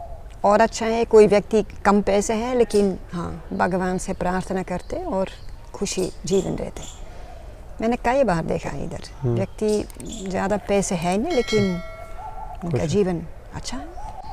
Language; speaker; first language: Hindi; non-native, learner; Dutch